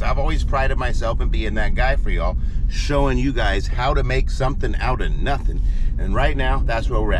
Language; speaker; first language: English; native; English